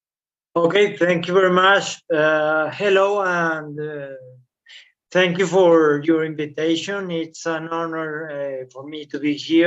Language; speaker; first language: English; non-native, fluent; Spanish